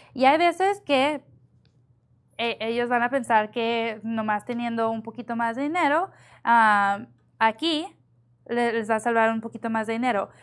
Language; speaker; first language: Spanish; early bilingual, heritage; Spanish